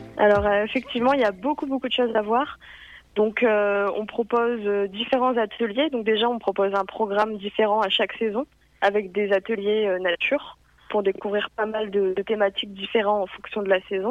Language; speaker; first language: French; native; French